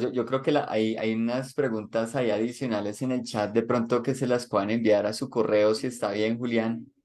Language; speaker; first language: Spanish; native; Spanish